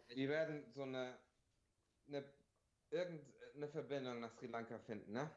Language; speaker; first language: German; native; German